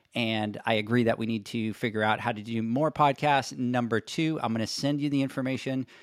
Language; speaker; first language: English; non-native, fluent; Spanish